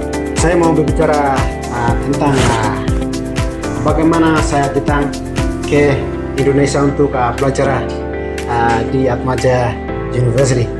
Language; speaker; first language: Indonesian; non-native, learner; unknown